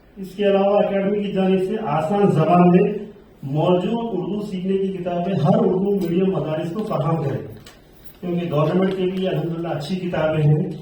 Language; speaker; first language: Urdu; native; Urdu